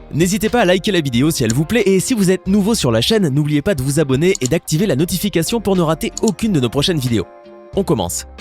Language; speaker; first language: French; native; French